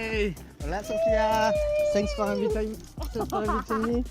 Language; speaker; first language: English; non-native, fluent; French